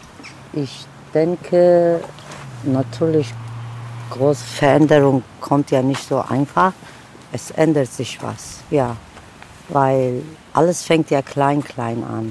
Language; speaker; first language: German; non-native, fluent; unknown